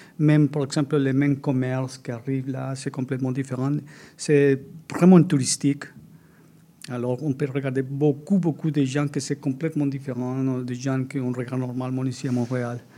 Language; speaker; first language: French; non-native, fluent; Spanish